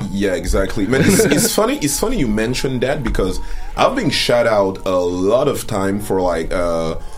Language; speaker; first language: English; early bilingual, other home language; French